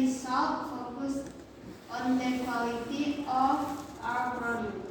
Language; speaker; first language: English; non-native, learner; Indonesian